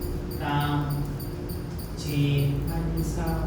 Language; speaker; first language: Vietnamese; non-native, learner; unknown